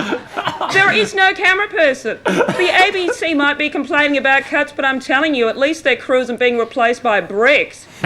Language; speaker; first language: English; native; English